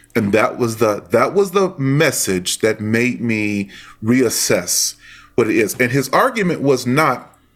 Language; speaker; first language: English; native; English